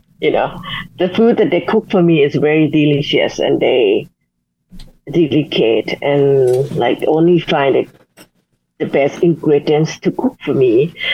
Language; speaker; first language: English; non-native, learner; Thai